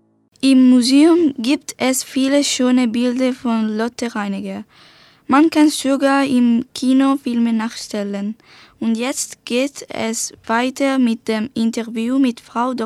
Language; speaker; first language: German; non-native, learner; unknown